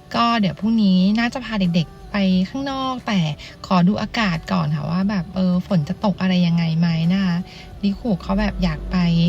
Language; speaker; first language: Thai; native; Thai